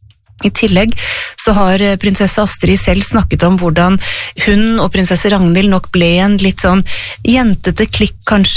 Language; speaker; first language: Norwegian; native; Norwegian